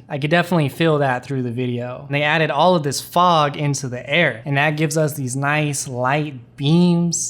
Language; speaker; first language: English; native; English